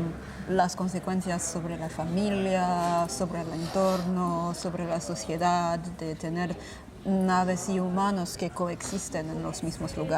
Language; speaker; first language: Spanish; non-native, fluent; French